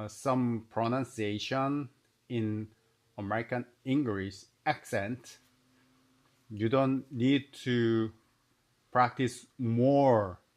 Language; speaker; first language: English; non-native, learner; Korean